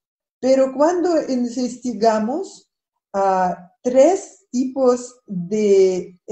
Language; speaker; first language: Spanish; non-native, fluent; Russian